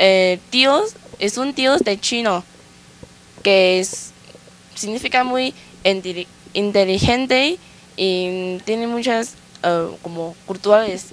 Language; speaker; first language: Spanish; non-native, learner; Chinese